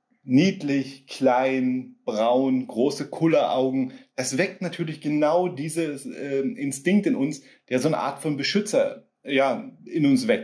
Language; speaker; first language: German; native; German